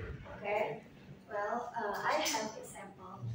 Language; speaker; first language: English; non-native, learner; Indonesian